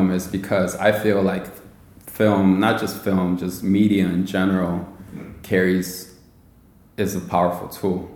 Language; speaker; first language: English; early bilingual, other home language; Spanish